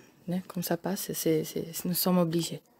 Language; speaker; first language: French; non-native, learner; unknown